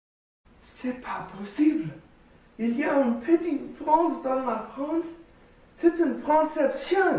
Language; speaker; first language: French; non-native, learner; English